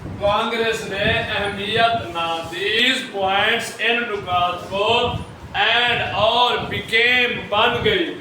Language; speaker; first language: Urdu; non-native, local second language; Punjabi